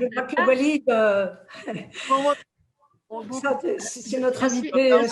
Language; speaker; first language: French; native; French